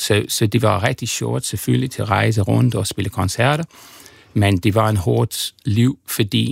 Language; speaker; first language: Danish; non-native, fluent; English